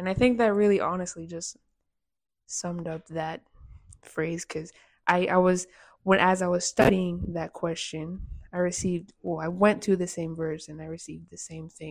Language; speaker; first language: English; early bilingual, other home language; Spanish